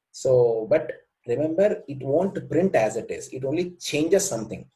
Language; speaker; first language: English; non-native, local second language; Kannada